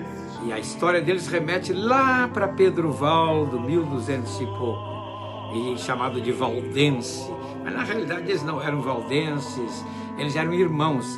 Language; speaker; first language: Portuguese; native; Portuguese